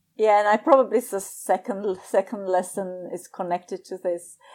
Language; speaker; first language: English; non-native, fluent; Czech